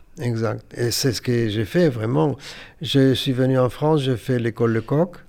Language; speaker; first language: French; non-native, fluent; Yiddish